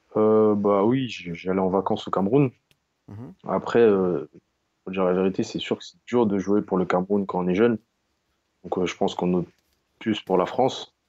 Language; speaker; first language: French; native; French